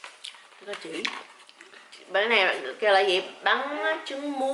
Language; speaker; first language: Vietnamese; early bilingual, heritage; English